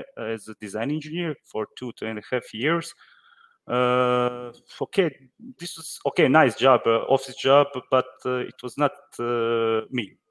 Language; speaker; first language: English; non-native, learner; Croatian